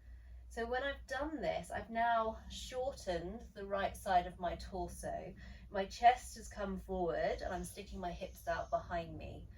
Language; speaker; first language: English; native; English